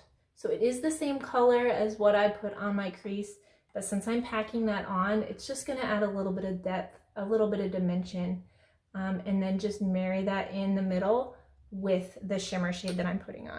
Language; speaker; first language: English; native; English